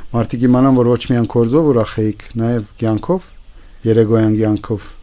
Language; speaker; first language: Armenian; native; Armenian